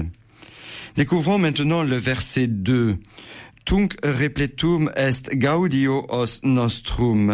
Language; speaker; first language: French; native; French